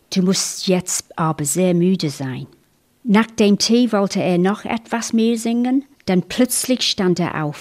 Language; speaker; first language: German; non-native, fluent; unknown